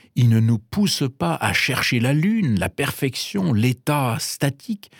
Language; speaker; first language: French; non-native, fluent; German